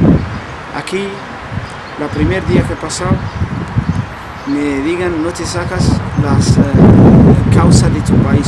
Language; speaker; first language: Spanish; non-native, learner; Arabic